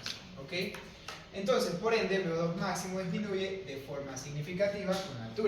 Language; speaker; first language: Spanish; native; Spanish